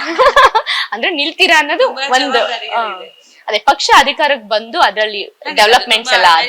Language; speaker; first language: Kannada; native; Kannada